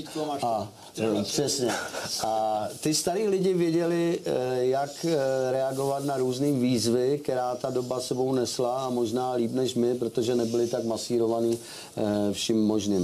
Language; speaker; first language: Czech; native; Czech